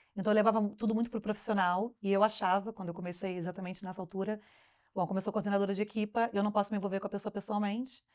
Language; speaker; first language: Portuguese; native; Portuguese